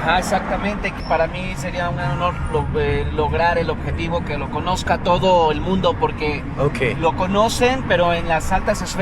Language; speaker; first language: Spanish; native; Spanish